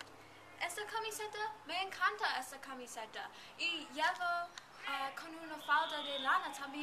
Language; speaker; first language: Spanish; non-native, learner; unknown